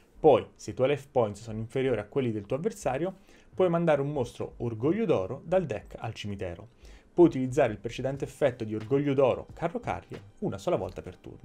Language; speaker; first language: Italian; native; Italian